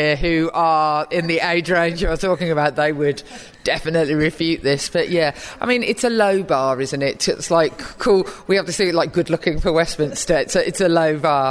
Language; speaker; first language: English; native; English